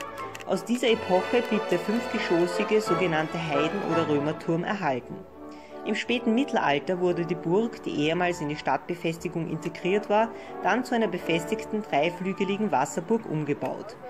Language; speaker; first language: German; native; German